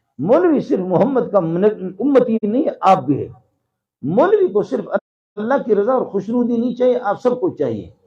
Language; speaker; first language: Urdu; non-native, local second language; Brahui